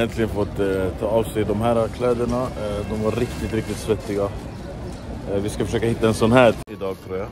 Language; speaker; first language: Swedish; native; Swedish